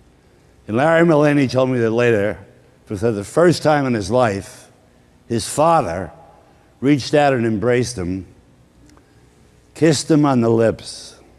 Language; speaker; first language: English; native; English